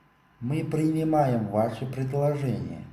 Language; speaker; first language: Russian; non-native, local second language; Tajik